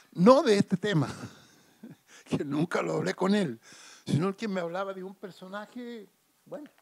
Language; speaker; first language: Spanish; native; Spanish